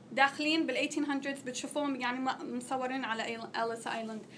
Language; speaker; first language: Arabic; early bilingual, heritage; Arabic